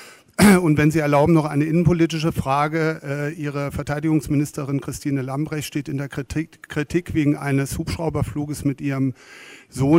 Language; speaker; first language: German; native; German